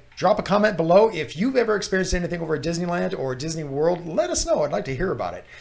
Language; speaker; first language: English; native; English